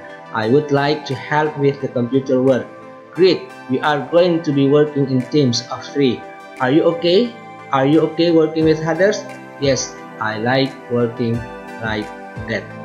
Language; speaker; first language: English; non-native, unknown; Indonesian